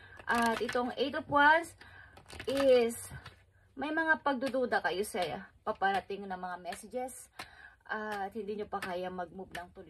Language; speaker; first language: Filipino; native; Filipino